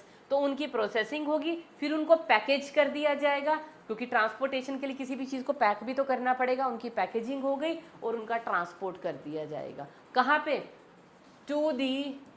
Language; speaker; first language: Hindi; native; Hindi